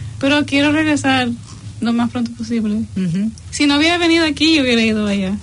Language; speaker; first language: Spanish; early bilingual, heritage; Spanish